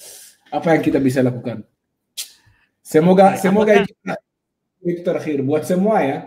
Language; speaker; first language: Indonesian; non-native, fluent; Hebrew